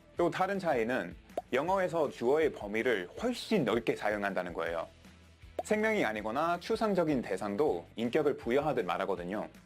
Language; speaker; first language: Korean; non-native, fluent; English